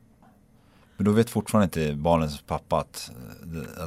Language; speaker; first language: Swedish; native; Swedish